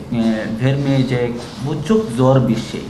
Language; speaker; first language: Turkish; non-native, learner; Bangla